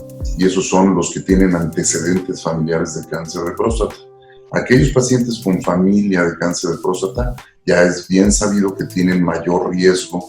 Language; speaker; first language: Spanish; native; Spanish